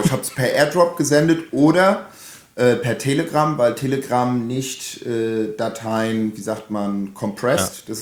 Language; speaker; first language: German; native; German